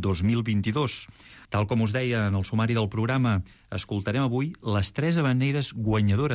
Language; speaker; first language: Catalan; native; Catalan